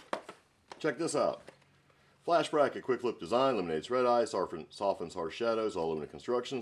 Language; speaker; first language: English; native; English